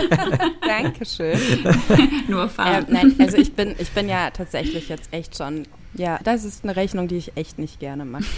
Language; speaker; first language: German; native; German